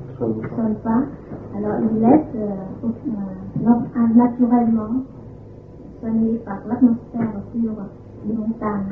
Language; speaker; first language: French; non-native, fluent; Vietnamese